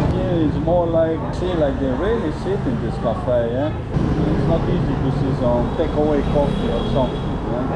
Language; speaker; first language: English; non-native, fluent; Polish